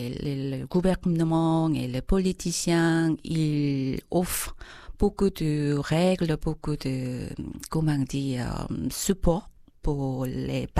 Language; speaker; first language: French; non-native, fluent; Korean